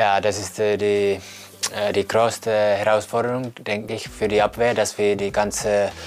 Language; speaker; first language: German; non-native, fluent; Finnish